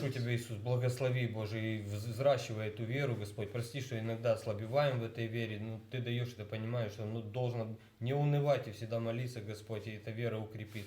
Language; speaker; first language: Russian; native; Russian